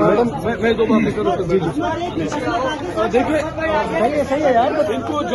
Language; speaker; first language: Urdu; non-native, local second language; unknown